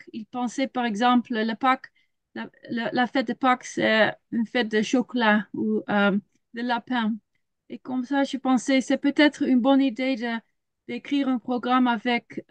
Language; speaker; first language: French; non-native, learner; Dutch